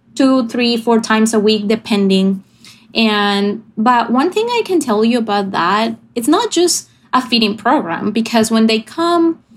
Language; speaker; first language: English; non-native, fluent; Spanish